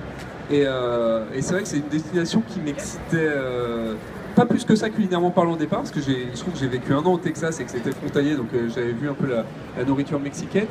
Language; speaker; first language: French; native; French